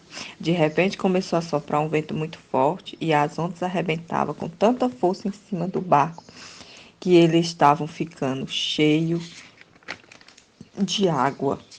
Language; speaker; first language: Portuguese; native; Portuguese